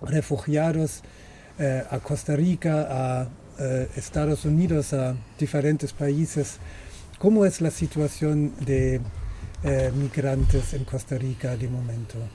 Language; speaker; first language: Spanish; non-native, fluent; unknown